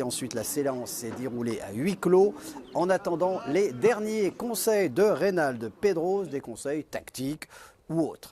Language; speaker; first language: French; native; French